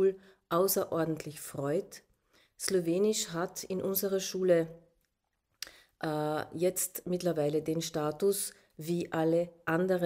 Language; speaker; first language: German; non-native, local second language; Slovenian